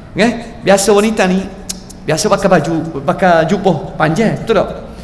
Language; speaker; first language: Malay; non-native, fluent; Arabic